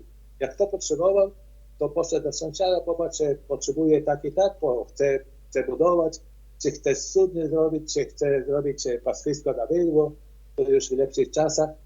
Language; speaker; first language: Polish; early bilingual, heritage; Polish